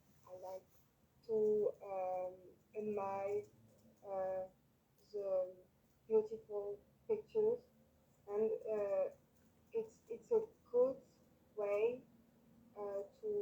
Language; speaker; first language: English; non-native, learner; French